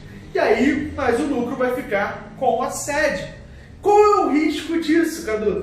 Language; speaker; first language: Portuguese; native; Portuguese